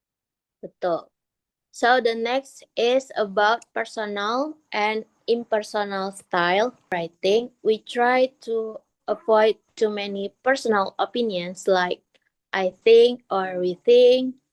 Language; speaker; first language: English; non-native, learner; Indonesian